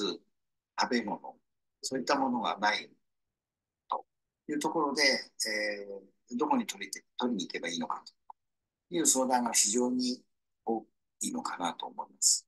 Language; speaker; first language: Japanese; native; Japanese